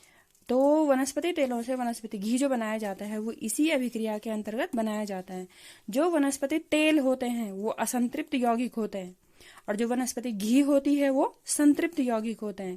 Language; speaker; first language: Hindi; native; Hindi